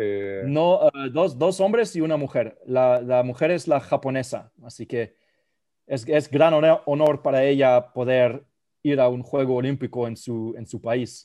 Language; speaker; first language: Spanish; non-native, fluent; German